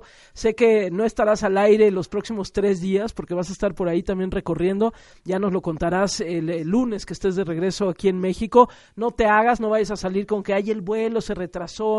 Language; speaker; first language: Spanish; native; Spanish